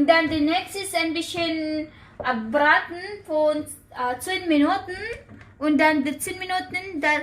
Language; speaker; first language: German; non-native, learner; Filipino